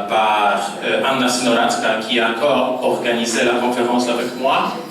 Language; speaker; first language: French; non-native, fluent; Polish